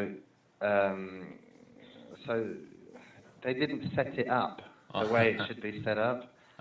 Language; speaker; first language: English; non-native, fluent; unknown